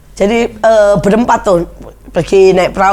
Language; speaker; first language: Indonesian; native; Indonesian